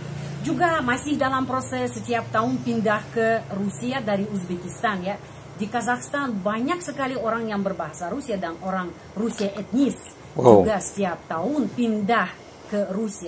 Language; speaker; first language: Indonesian; non-native, fluent; Russian